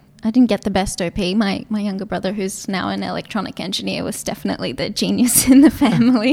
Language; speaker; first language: English; non-native, local second language; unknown